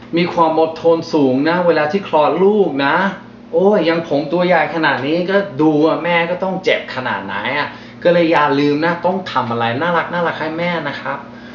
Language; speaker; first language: Thai; non-native, fluent; English